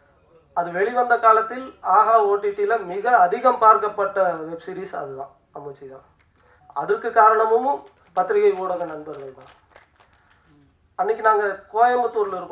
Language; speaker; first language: Tamil; native; Tamil